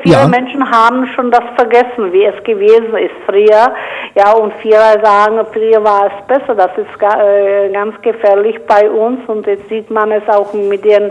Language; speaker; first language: German; non-native, fluent; Czech